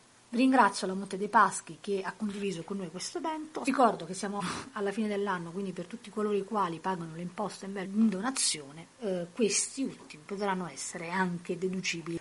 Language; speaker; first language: Italian; native; Italian